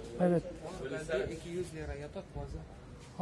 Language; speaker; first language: Turkish; non-native, learner; Russian